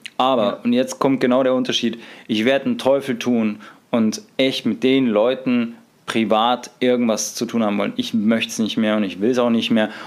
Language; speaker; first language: German; native; German